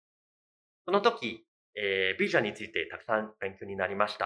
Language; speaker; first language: Japanese; non-native, fluent; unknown